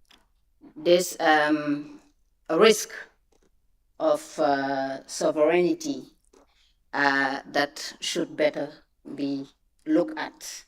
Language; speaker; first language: English; non-native, fluent; French